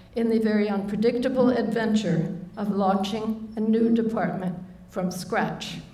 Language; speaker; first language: English; native; English